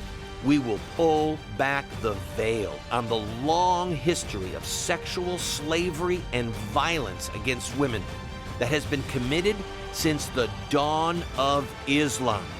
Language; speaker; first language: English; native; English